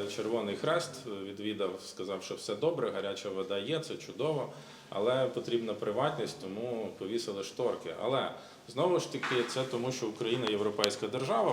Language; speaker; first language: Ukrainian; native; Ukrainian